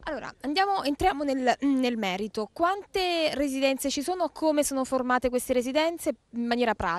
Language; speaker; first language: Italian; native; Italian